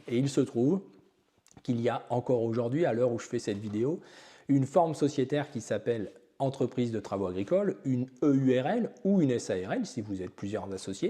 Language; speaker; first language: French; native; French